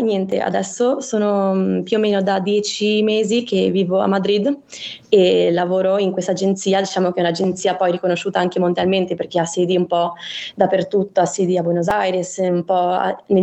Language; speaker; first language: Italian; native; Italian